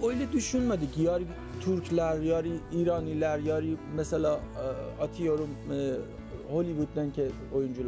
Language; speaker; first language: Turkish; non-native, fluent; Persian